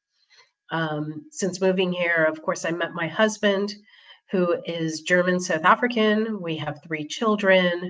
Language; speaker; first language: English; native; English